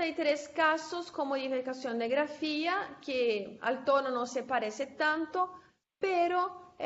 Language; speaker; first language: Spanish; non-native, fluent; Portuguese